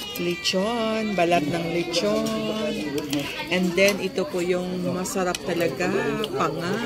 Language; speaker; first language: Filipino; non-native, local second language; Cebuano